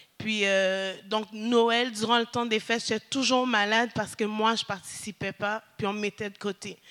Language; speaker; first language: French; early bilingual, other home language; Haitian Creole